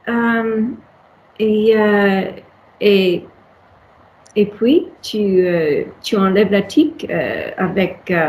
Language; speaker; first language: French; non-native, learner; English